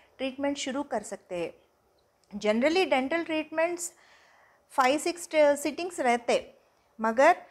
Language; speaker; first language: Hindi; non-native, local second language; Telugu